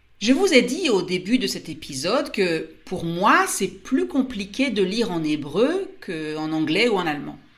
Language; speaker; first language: French; native; French